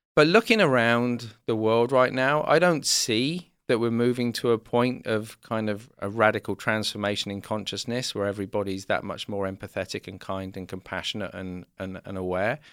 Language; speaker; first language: English; native; English